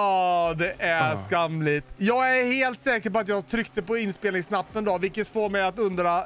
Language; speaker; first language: Swedish; native; Swedish